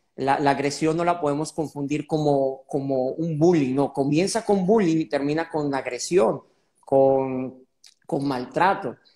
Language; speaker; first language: Spanish; native; Spanish